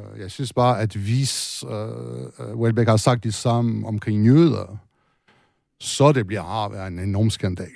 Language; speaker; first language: Danish; non-native, fluent; French